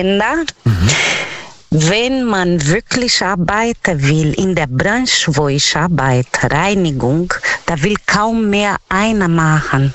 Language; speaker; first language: German; non-native, learner; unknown